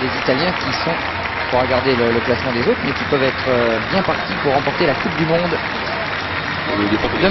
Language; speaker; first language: French; native; French